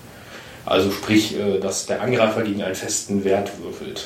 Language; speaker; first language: German; native; German